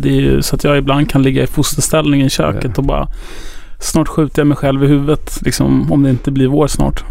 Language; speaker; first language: Swedish; native; Swedish